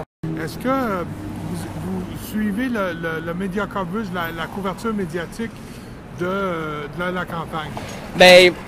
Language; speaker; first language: French; native; French